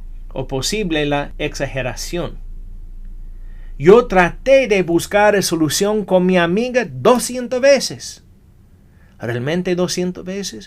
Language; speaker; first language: Spanish; non-native, fluent; English